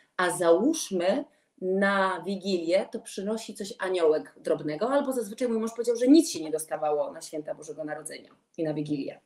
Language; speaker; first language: Polish; native; Polish